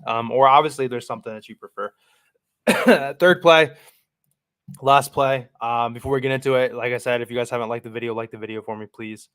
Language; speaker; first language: English; native; English